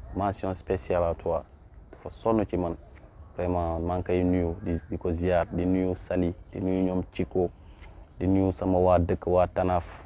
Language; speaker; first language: Wolof; non-native, local second language; Mandingo